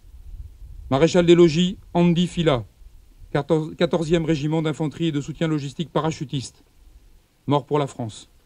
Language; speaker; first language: French; native; French